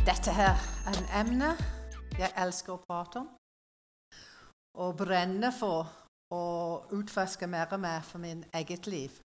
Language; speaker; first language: Norwegian; non-native, learner; English